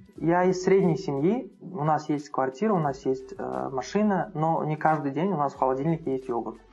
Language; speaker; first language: Russian; non-native, local second language; Uzbek